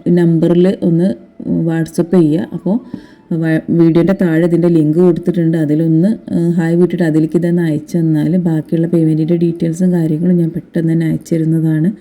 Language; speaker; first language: Malayalam; native; Malayalam